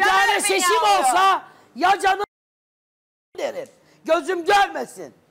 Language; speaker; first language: Turkish; native; Turkish